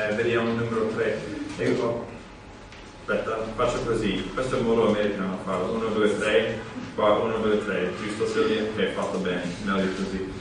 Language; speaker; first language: Italian; non-native, fluent; English